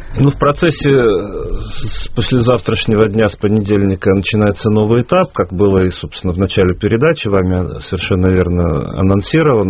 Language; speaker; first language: Russian; native; Russian